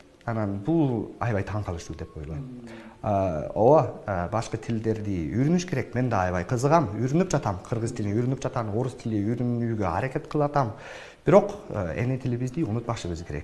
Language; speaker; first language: Kyrgyz; non-native, fluent; English